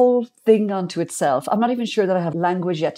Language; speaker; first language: English; native; English